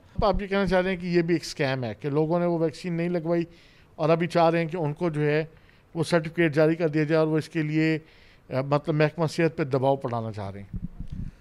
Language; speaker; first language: Urdu; non-native, local second language; Saraiki